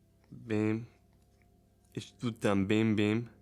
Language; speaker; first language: Portuguese; non-native, learner; German